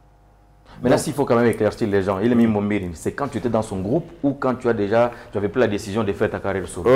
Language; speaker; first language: French; non-native, local second language; Swahili